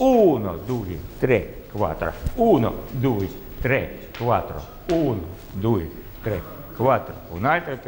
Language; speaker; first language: Italian; non-native, learner; Russian